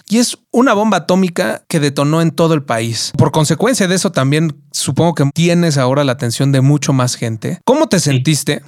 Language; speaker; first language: Spanish; native; Spanish